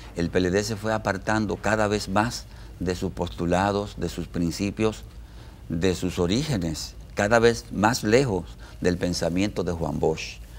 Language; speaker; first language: Spanish; native; Spanish